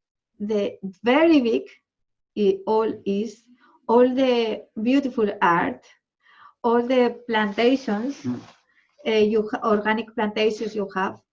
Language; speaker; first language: English; non-native, learner; Spanish